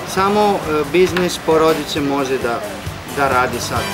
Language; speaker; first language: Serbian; non-native, learner; Greek